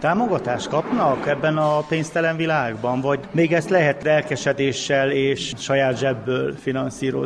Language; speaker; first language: Hungarian; native; Hungarian